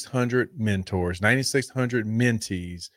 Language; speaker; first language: English; native; English